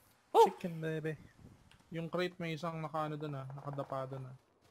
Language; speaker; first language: Filipino; native; Filipino